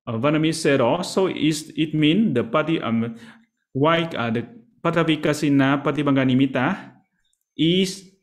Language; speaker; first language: English; non-native, learner; Vietnamese